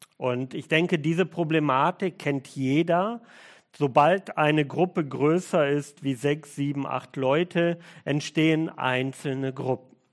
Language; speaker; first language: German; early bilingual, other home language; Russian